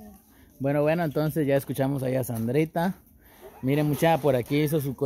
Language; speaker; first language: Spanish; native; Spanish